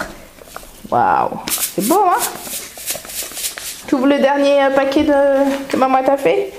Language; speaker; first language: French; native; French